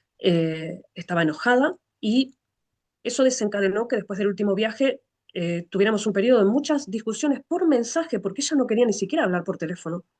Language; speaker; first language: Spanish; native; Spanish